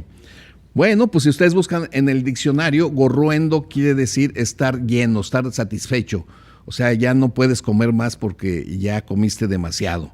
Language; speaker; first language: Spanish; native; Spanish